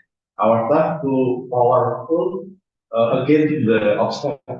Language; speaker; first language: English; non-native, learner; Indonesian